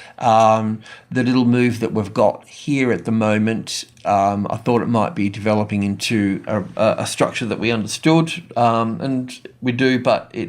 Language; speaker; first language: English; native; English